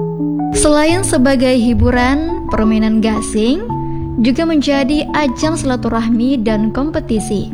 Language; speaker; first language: Indonesian; native; Indonesian